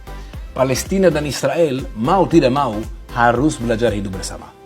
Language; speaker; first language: Indonesian; non-native, fluent; Hebrew